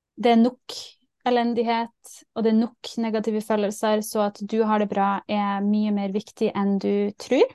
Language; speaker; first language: Norwegian; native; Norwegian